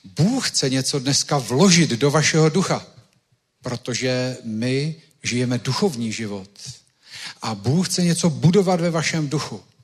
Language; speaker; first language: Czech; native; Czech